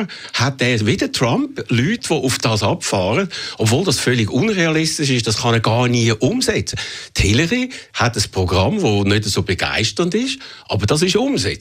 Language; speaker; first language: German; native; German